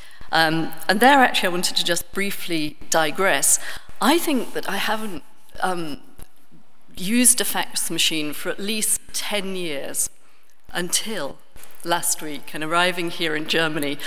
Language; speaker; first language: English; native; English